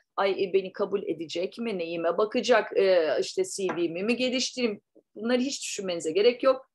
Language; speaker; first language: Turkish; native; Turkish